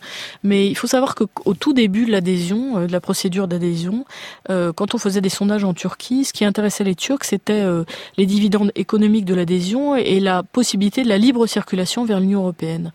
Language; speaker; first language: French; native; French